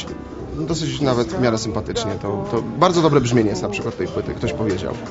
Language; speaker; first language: Polish; native; Polish